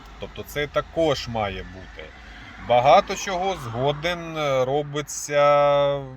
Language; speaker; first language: Ukrainian; non-native, local second language; Russian